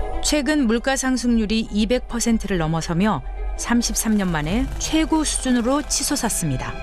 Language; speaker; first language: Korean; native; Korean